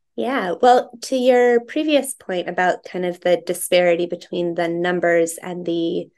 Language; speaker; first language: English; native; English